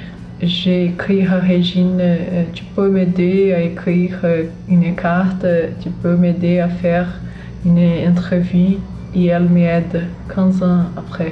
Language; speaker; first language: French; non-native, learner; Portuguese